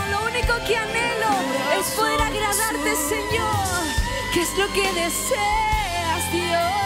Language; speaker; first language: Spanish; native; Spanish